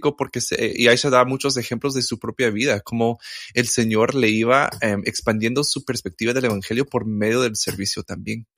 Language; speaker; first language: Spanish; non-native, fluent; English